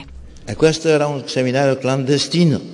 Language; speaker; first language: Italian; non-native, fluent; Polish